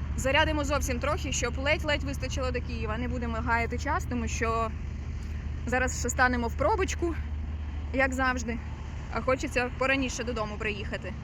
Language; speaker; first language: Ukrainian; non-native, local second language; Russian